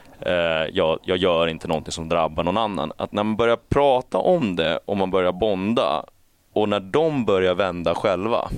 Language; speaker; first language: Swedish; early bilingual, other home language; Chinese